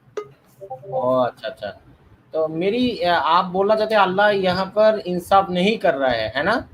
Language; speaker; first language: Hindi; non-native, learner; Bangla